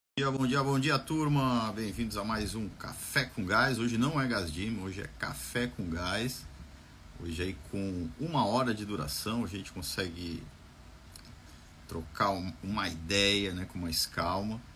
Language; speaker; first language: Portuguese; native; Portuguese